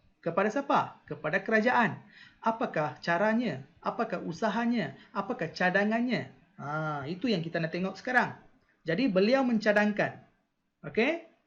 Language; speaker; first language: Malay; non-native, local second language; Tamil